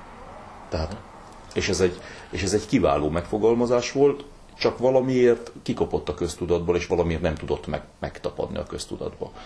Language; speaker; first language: Hungarian; native; Hungarian